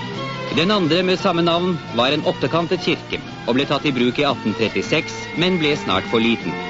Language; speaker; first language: Norwegian; native; Norwegian